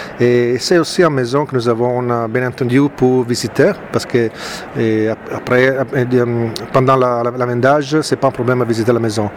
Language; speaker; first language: French; non-native, fluent; Italian